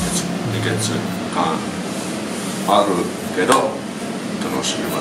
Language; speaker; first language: Japanese; non-native, learner; Finnish